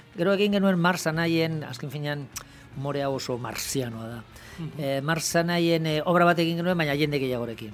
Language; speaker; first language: Basque; non-native, local second language; Spanish